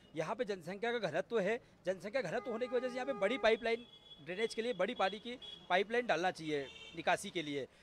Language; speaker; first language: Hindi; native; Hindi